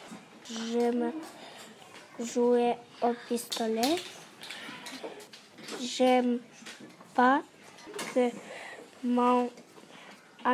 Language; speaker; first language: French; early bilingual, other home language; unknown